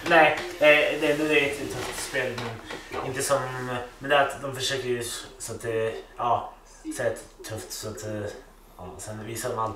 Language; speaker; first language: Swedish; native; Swedish